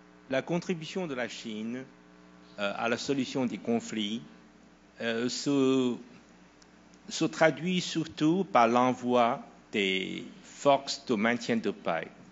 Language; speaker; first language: French; non-native, fluent; Chinese